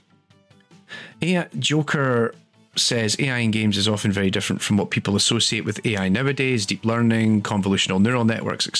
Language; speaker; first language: English; native; English